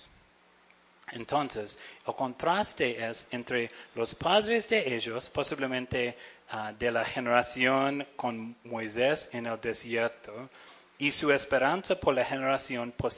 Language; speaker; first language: Spanish; non-native, fluent; English